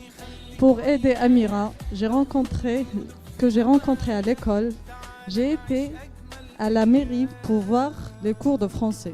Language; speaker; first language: French; non-native, local second language; Arabic